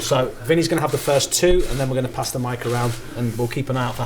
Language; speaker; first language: English; native; English